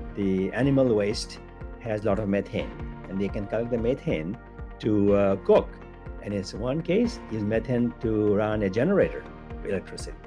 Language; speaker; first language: English; non-native, local second language; Bangla